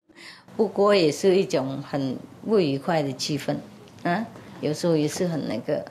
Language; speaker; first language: Chinese; non-native, fluent; Vietnamese